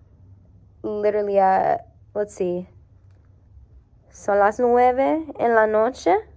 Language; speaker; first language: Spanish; early bilingual, heritage; English